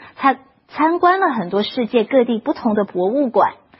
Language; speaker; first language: Chinese; native; Chinese